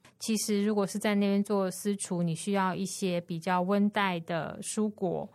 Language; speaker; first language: Chinese; native; Chinese